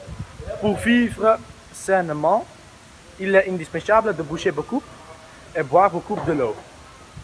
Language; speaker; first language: French; non-native, learner; Dutch